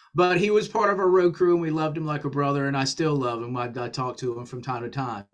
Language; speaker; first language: English; native; English